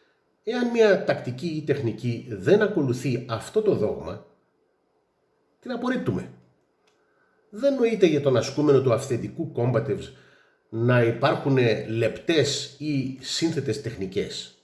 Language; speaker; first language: Greek; native; Greek